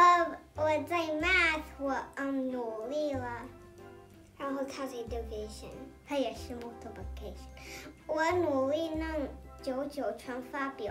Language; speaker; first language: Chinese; early bilingual, heritage; Chinese